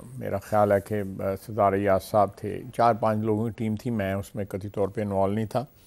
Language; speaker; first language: Urdu; non-native, local second language; Punjabi